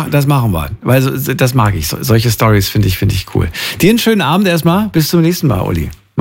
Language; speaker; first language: German; native; German